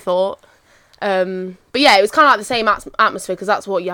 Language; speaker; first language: English; native; English